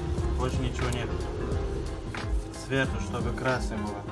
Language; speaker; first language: Russian; non-native, learner; Turkmen